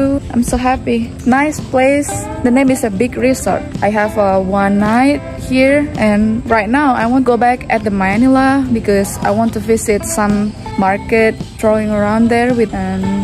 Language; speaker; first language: English; non-native, learner; Indonesian